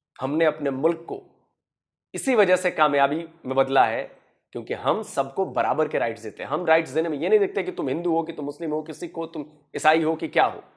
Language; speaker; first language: Hindi; native; Hindi